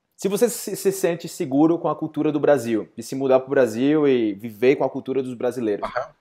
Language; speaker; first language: Portuguese; native; Portuguese